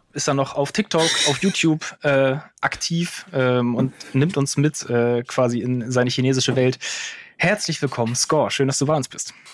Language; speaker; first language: German; native; German